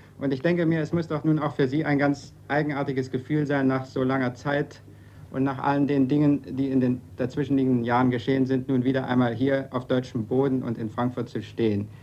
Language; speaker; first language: German; native; German